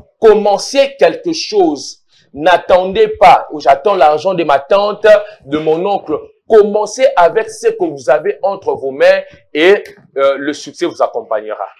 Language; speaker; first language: French; non-native, local second language; Lingala